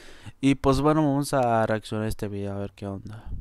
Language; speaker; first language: Spanish; native; Spanish